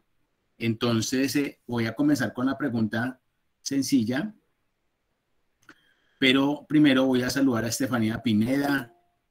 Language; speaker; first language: Spanish; native; Spanish